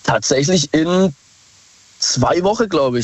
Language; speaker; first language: German; native; German